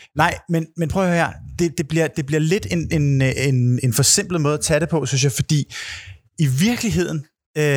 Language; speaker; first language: Danish; native; Danish